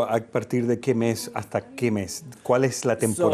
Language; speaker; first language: Spanish; native; Spanish